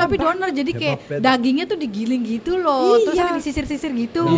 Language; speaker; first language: Indonesian; native; Indonesian